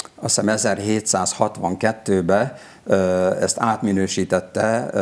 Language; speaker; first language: Hungarian; native; Hungarian